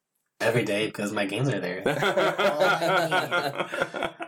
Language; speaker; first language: English; non-native, fluent; Portuguese